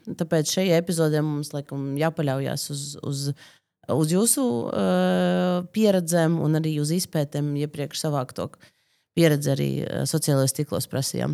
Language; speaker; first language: Latvian; non-native, local second language; Russian